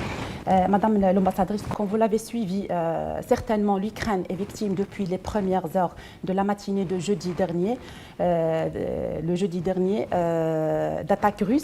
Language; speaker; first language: French; non-native, local second language; Arabic